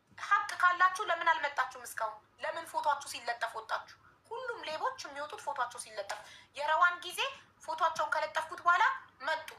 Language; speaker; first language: Amharic; native; Amharic